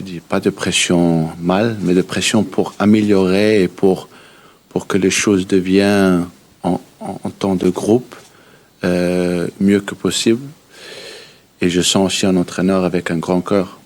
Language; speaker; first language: French; early bilingual, heritage; Danish